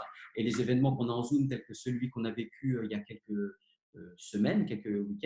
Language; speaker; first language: French; native; French